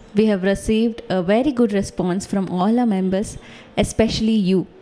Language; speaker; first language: English; non-native, local second language; Kannada